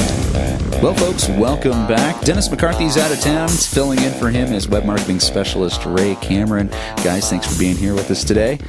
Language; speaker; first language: English; native; English